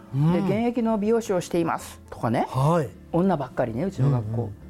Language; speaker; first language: Japanese; native; Japanese